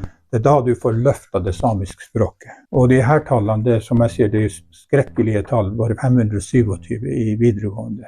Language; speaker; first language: Norwegian; non-native, local second language; Northern Sami